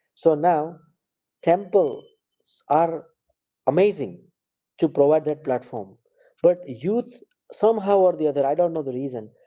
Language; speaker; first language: English; non-native, local second language; Gujarati